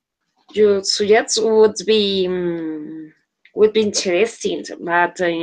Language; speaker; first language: English; non-native, learner; Spanish